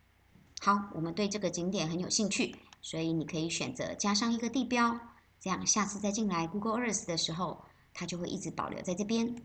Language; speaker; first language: Chinese; native; Chinese